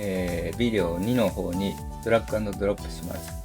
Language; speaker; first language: Japanese; native; Japanese